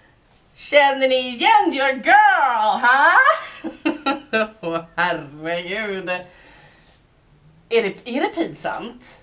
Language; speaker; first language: Swedish; native; Swedish